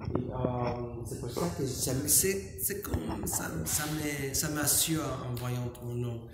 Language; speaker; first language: French; non-native, fluent; English